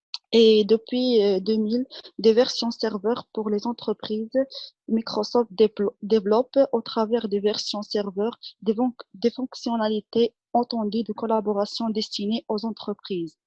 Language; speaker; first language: French; non-native, local second language; Arabic